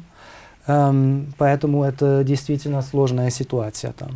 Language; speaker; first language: Russian; non-native, fluent; German